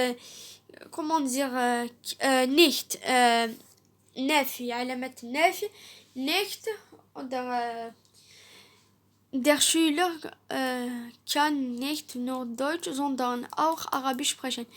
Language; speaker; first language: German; non-native, learner; Arabic